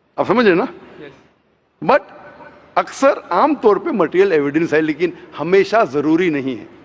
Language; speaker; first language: Hindi; non-native, local second language; Konkani